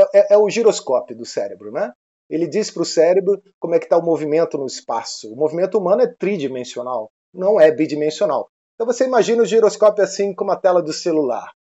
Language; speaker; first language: Portuguese; non-native, fluent; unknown